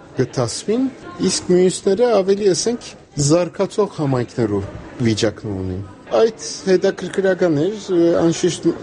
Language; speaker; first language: Armenian; native; Armenian